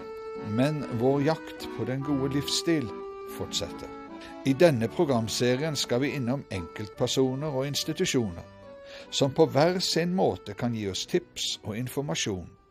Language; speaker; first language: Norwegian; native; Norwegian